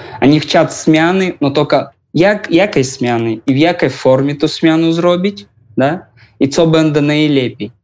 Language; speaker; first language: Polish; non-native, learner; Russian